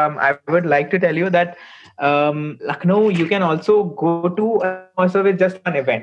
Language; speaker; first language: English; non-native, local second language; Hindi